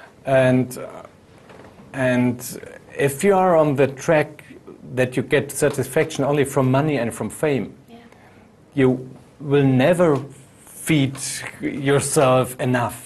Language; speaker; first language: English; non-native, fluent; German